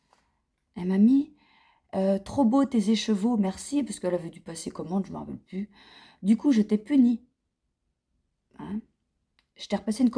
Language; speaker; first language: French; native; French